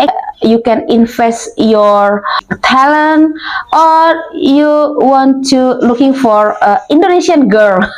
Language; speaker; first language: English; non-native, learner; Indonesian